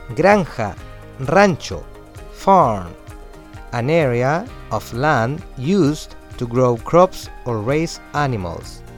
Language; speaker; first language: English; non-native, fluent; Spanish